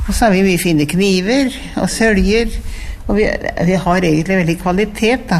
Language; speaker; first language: Norwegian; native; Norwegian